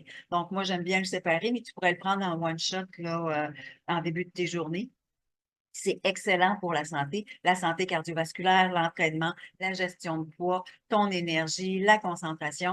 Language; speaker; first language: French; native; French